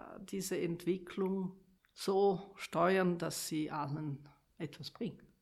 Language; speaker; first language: German; non-native, local second language; Romansh